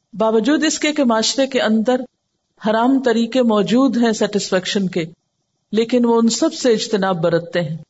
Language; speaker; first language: Urdu; native; Urdu